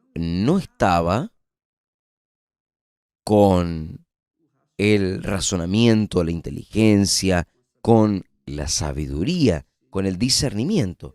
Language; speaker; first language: Spanish; non-native, fluent; Portuguese